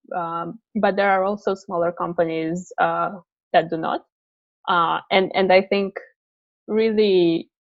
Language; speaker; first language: English; non-native, fluent; Romanian